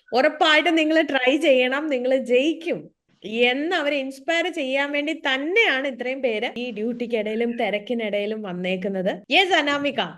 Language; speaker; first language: Malayalam; native; Malayalam